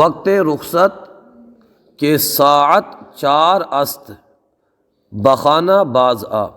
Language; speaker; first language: Persian; non-native, fluent; Urdu